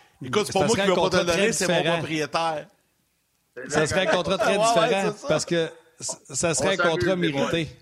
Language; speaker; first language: French; native; French